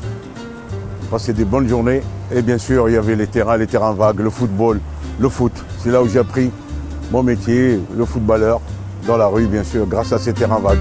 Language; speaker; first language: French; non-native, local second language; Arabic